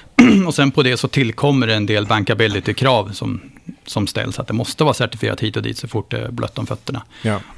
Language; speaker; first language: Swedish; native; Swedish